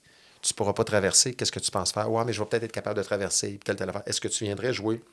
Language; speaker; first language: French; native; French